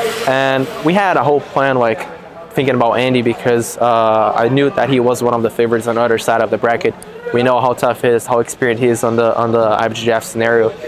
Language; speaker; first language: English; non-native, fluent; Portuguese